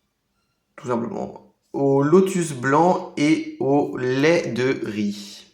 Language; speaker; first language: French; native; French